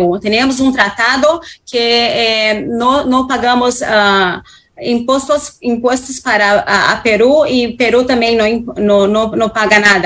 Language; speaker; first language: Spanish; non-native, fluent; Portuguese